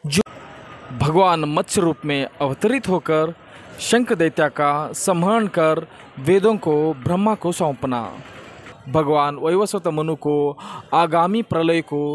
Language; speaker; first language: Hindi; non-native, local second language; Kannada